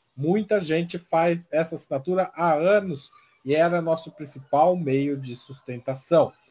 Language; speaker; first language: Spanish; non-native, learner; Portuguese